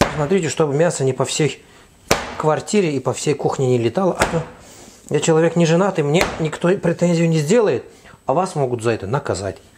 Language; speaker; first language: Russian; non-native, fluent; Azerbaijani